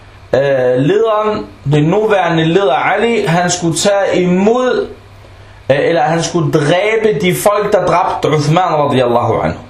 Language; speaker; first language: Danish; non-native, local second language; Arabic